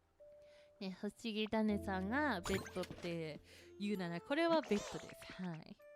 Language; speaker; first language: Japanese; native; Japanese